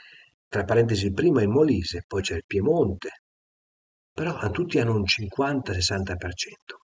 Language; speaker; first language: Italian; native; Italian